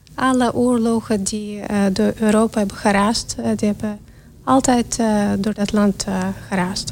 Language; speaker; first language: Dutch; non-native, fluent; Russian